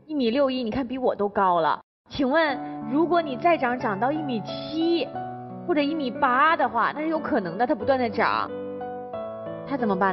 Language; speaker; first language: Chinese; native; Chinese